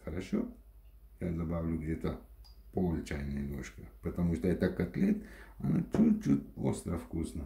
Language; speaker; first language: Russian; non-native, learner; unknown